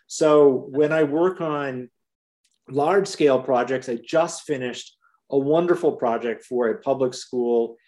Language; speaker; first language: English; native; English